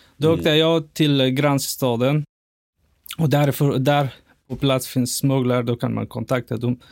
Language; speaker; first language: Swedish; non-native, fluent; Persian